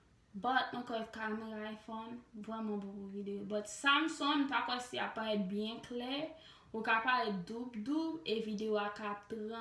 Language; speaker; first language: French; non-native, learner; Haitian Creole